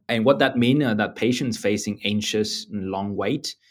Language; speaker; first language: English; non-native, fluent; Vietnamese